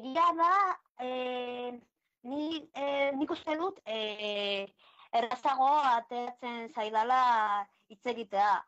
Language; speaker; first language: Basque; non-native, local second language; Spanish